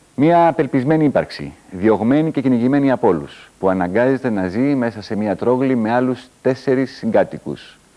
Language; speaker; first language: Greek; native; Greek